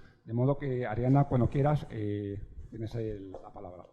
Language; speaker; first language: Spanish; native; Spanish